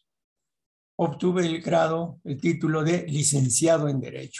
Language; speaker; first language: Spanish; native; Spanish